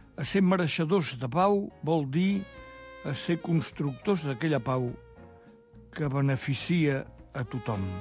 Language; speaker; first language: Catalan; native; Catalan